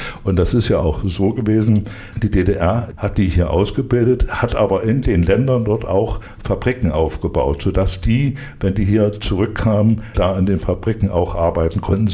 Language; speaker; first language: German; native; German